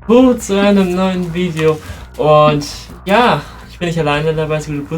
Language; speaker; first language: German; native; German